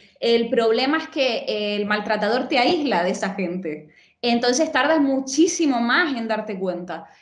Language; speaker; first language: Spanish; native; Spanish